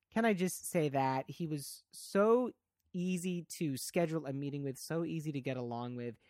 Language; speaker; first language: English; native; English